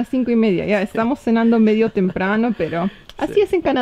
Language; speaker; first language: Spanish; native; Spanish